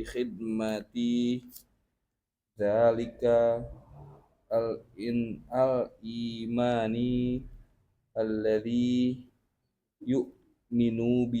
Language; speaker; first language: Arabic; non-native, learner; Indonesian